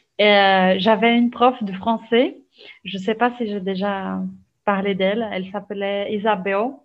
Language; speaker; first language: French; non-native, fluent; Portuguese